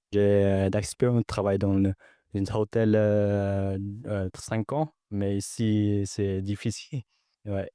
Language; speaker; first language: French; non-native, learner; Vietnamese